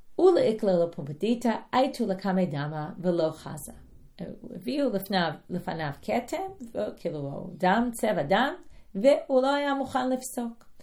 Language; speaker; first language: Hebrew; non-native, fluent; English